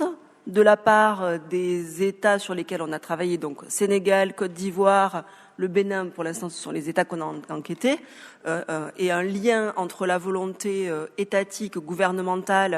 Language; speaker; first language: French; native; French